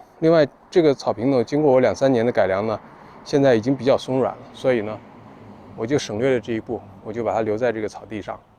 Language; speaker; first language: Chinese; native; Chinese